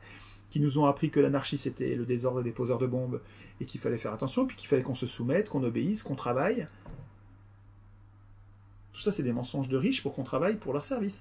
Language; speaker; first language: French; native; French